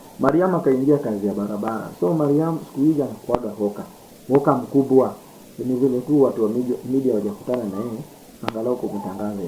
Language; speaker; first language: Swahili; non-native, local second language; Luo (Kenya and Tanzania)